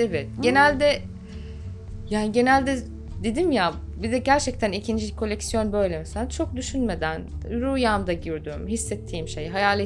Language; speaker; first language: Turkish; non-native, fluent; Arabic